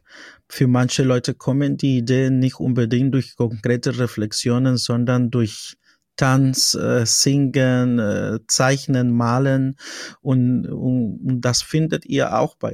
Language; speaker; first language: German; non-native, fluent; Spanish